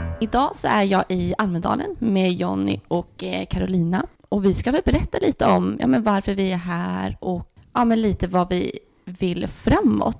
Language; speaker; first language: Swedish; native; Swedish